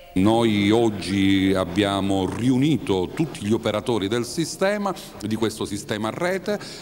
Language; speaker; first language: Italian; native; Italian